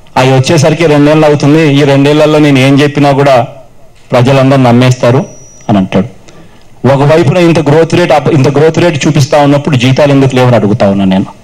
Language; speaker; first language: Telugu; native; Telugu